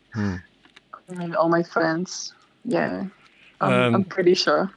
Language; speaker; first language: English; non-native, fluent; Slovak